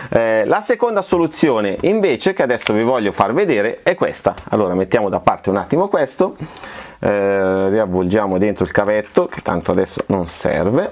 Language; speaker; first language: Italian; native; Italian